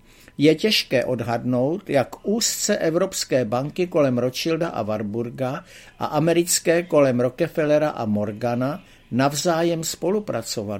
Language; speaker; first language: Czech; native; Czech